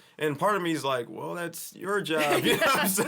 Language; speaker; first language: English; native; English